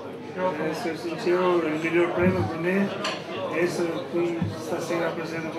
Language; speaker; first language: Italian; non-native, fluent; Albanian